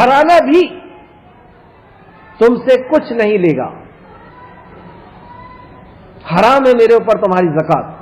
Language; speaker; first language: Urdu; native; Urdu